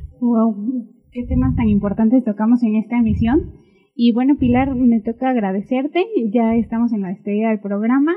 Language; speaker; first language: Spanish; native; Spanish